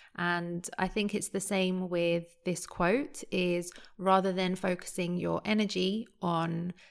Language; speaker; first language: English; native; English